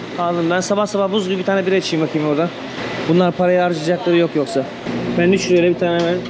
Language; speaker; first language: Turkish; native; Turkish